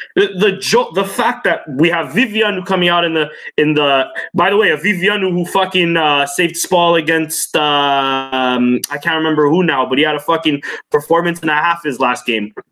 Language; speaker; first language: English; early bilingual, other home language; Portuguese